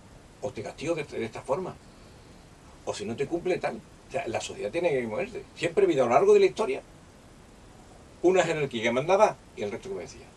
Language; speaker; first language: Spanish; native; Spanish